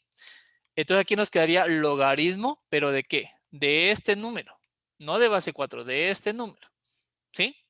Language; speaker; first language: Spanish; native; Spanish